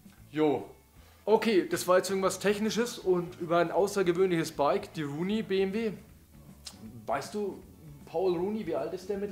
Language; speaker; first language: German; native; German